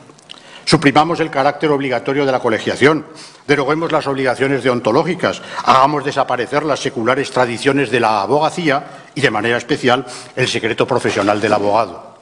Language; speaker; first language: Spanish; native; Spanish